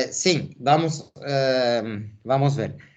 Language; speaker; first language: Portuguese; non-native, fluent; Spanish